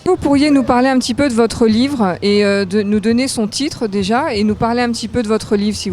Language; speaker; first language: French; native; French